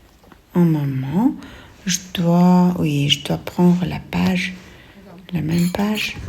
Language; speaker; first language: French; non-native, fluent; Russian